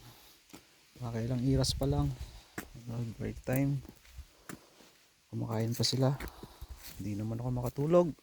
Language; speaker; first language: Filipino; native; Filipino